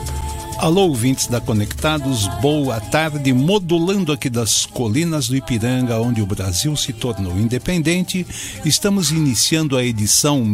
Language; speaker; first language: Portuguese; native; Portuguese